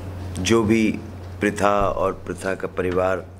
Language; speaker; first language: Hindi; native; Hindi